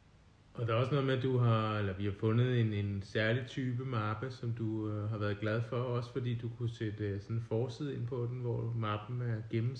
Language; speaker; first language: Danish; native; Danish